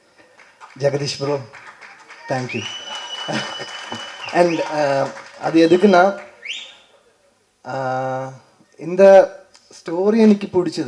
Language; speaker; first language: Tamil; non-native, learner; Malayalam